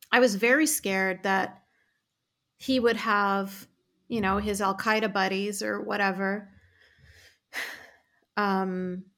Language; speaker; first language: English; native; English